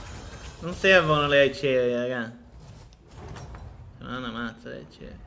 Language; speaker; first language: Italian; native; Italian